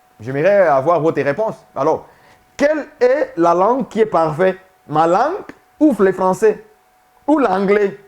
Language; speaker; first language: French; non-native, local second language; Swahili